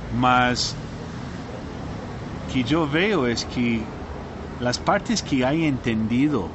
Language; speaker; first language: Spanish; non-native, learner; English